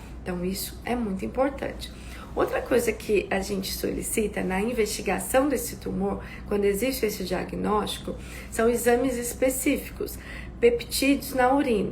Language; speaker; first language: Portuguese; native; Portuguese